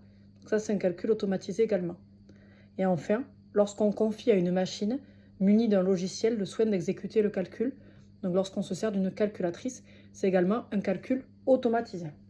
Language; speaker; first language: French; native; French